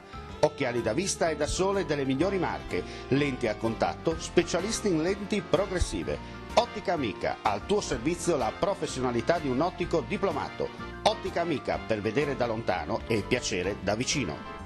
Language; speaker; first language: Italian; native; Italian